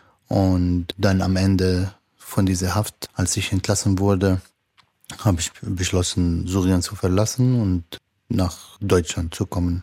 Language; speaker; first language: German; non-native, fluent; Arabic